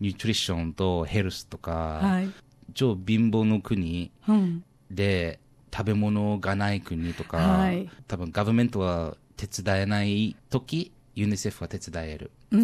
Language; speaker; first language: Japanese; non-native, learner; English